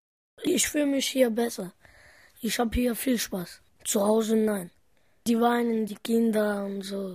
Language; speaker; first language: German; non-native, learner; Romany